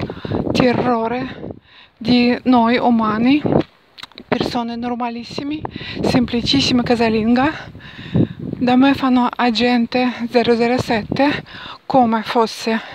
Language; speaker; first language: Italian; non-native, learner; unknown